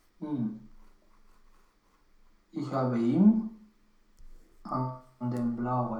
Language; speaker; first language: German; non-native, learner; Romanian